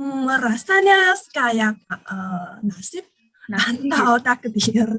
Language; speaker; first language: Indonesian; non-native, learner; Chinese